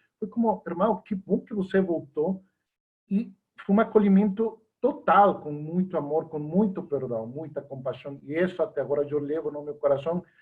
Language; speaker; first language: Portuguese; non-native, fluent; Spanish